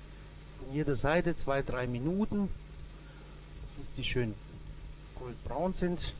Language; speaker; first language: German; native; German